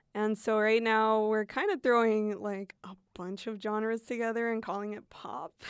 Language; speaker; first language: English; early bilingual, other home language; Spanish